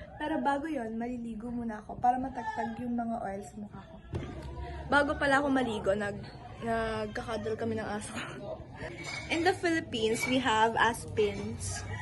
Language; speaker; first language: Filipino; native; Filipino